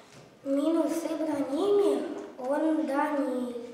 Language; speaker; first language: Estonian; non-native, local second language; Russian